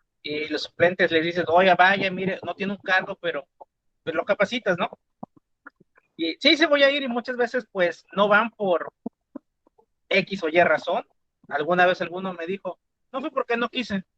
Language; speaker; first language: Spanish; native; Spanish